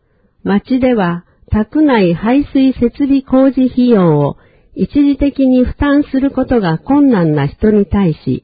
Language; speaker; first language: Japanese; native; Japanese